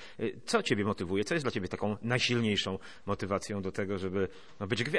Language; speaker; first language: Polish; native; Polish